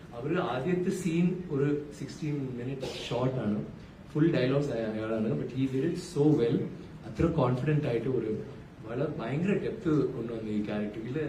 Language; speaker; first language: Malayalam; non-native, learner; Tamil